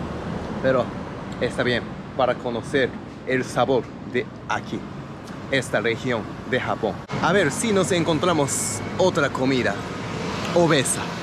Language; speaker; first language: Spanish; non-native, fluent; Japanese